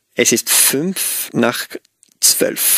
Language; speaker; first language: German; non-native, learner; Spanish